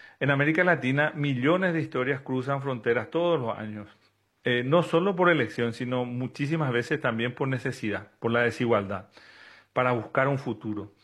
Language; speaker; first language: Spanish; native; Spanish